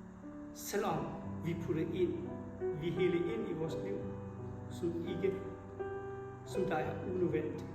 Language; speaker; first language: Danish; non-native, fluent; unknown